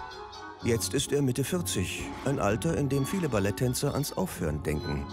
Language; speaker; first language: German; native; German